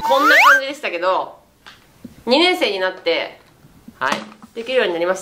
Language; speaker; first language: Japanese; native; Japanese